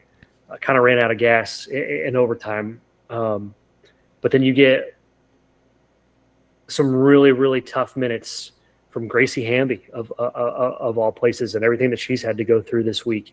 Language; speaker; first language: English; native; English